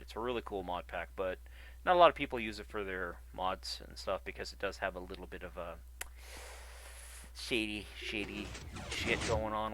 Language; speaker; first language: English; native; English